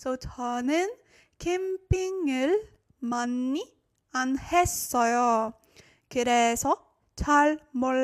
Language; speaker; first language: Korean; non-native, learner; English